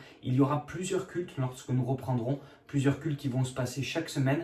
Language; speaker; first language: French; native; French